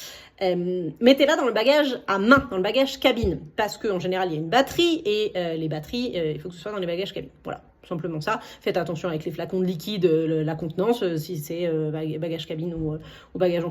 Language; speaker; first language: French; native; French